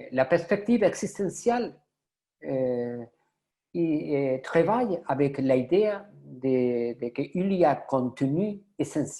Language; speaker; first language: French; non-native, learner; Spanish